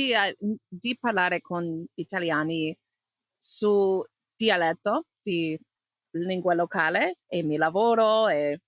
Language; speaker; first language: Italian; non-native, learner; English